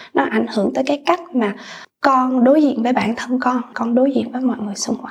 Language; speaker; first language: Vietnamese; native; Vietnamese